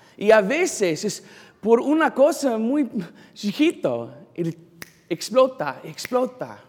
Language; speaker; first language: Spanish; non-native, learner; English